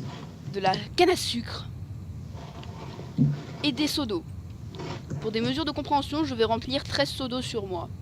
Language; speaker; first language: French; native; French